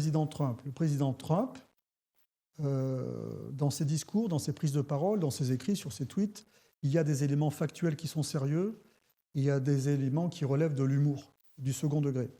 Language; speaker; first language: French; native; French